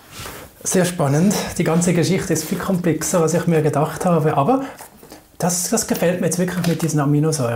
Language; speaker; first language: German; native; German